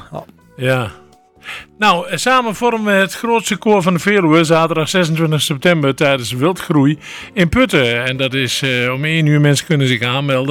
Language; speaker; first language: Dutch; native; Dutch